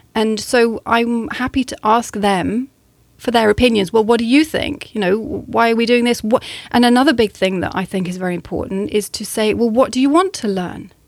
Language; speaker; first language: English; native; English